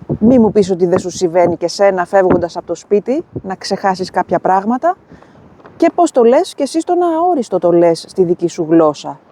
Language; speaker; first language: Greek; native; Greek